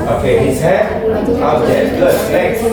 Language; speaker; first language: English; non-native, fluent; Indonesian